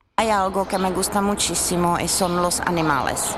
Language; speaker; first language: Spanish; non-native, fluent; Czech